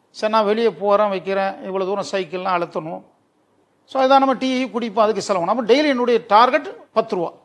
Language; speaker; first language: Tamil; native; Tamil